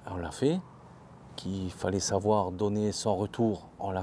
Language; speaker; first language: French; native; French